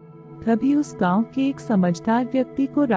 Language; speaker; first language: Hindi; native; Hindi